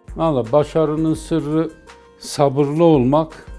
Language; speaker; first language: Turkish; native; Turkish